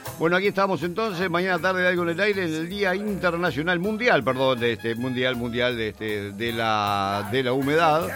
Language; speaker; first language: Spanish; native; Spanish